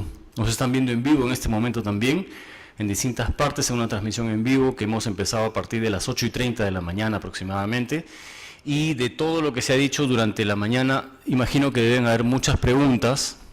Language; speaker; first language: Spanish; native; Spanish